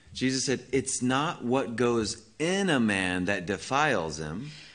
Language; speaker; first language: English; native; English